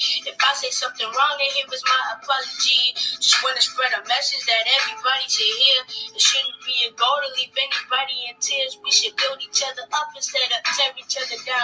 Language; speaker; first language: English; native; English